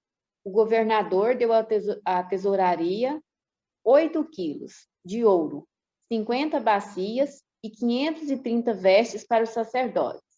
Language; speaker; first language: Portuguese; native; Portuguese